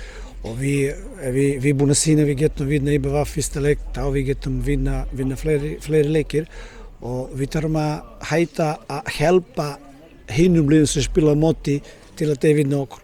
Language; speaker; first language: Icelandic; non-native, learner; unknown